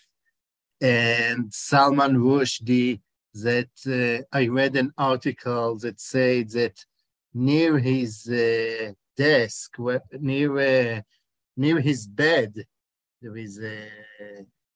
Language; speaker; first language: English; non-native, fluent; Hebrew